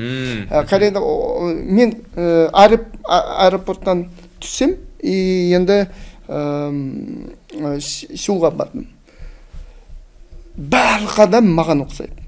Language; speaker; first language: Kazakh; non-native, local second language; Russian